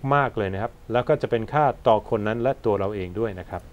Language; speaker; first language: Thai; early bilingual, other home language; Swedish